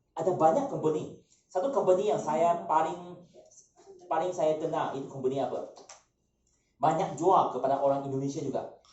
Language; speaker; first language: Malay; non-native, local second language; Chinese